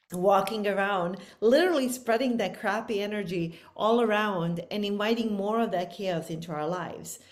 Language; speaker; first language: English; non-native, fluent; Bosnian